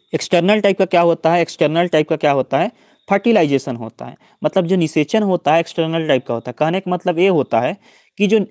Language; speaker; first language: Hindi; native; Hindi